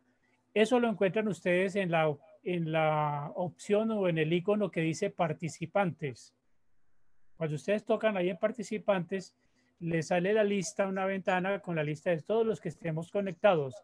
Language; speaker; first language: Spanish; native; Spanish